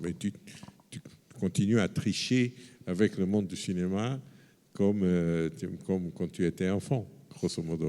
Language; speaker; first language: French; non-native, fluent; Portuguese